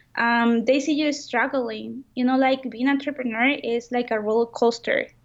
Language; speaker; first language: English; non-native, fluent; Spanish